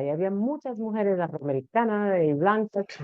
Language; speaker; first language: Spanish; early bilingual, heritage; Spanish